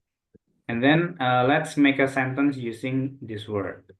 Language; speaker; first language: English; non-native, local second language; Indonesian